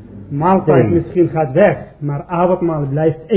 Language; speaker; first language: Dutch; non-native, learner; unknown